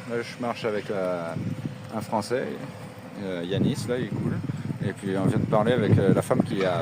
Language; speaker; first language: French; native; French